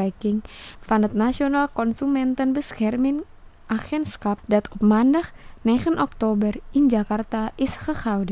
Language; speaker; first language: Dutch; non-native, fluent; Indonesian